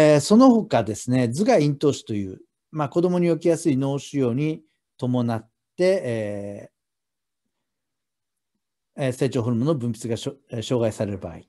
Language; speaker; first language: Japanese; native; Japanese